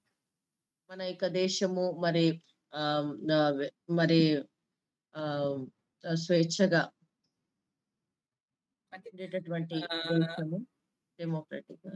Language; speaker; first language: Telugu; native; Telugu